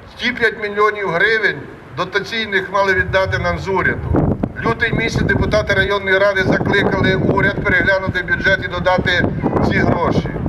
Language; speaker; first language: Ukrainian; native; Ukrainian